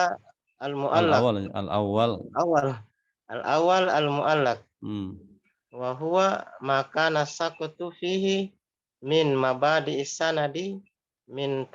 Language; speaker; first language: Arabic; non-native, learner; Indonesian